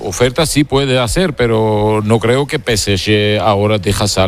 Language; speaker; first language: Spanish; non-native, fluent; Georgian